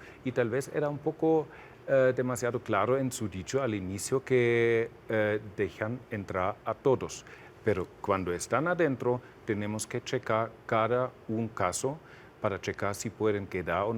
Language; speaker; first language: Spanish; non-native, fluent; German